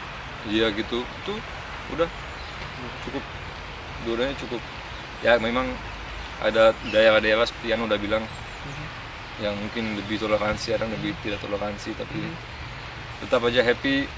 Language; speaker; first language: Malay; early bilingual, other home language; German